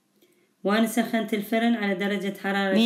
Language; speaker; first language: Arabic; native; Arabic